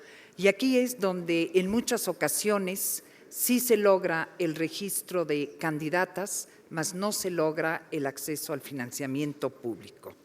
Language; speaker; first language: Spanish; native; Spanish